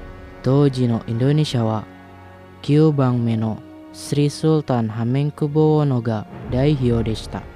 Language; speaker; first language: Japanese; non-native, fluent; Indonesian